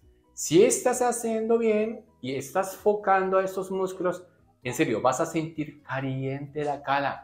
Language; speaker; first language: Spanish; non-native, learner; Japanese